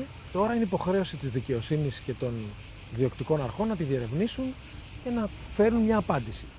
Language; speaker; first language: Greek; native; Greek